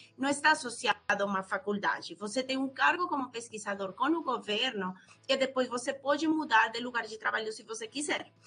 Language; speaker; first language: Portuguese; non-native, fluent; Spanish